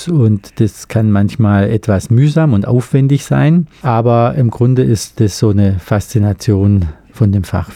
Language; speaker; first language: German; native; German